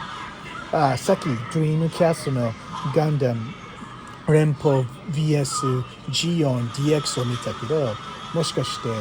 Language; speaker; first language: Japanese; non-native, fluent; English